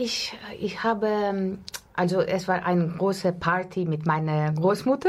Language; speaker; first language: German; non-native, learner; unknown